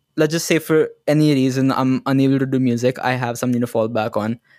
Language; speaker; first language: English; non-native, local second language; Hindi